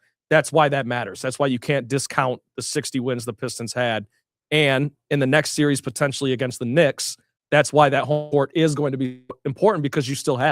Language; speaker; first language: English; native; English